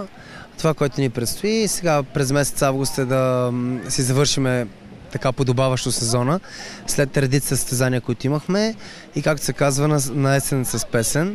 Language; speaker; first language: Bulgarian; native; Bulgarian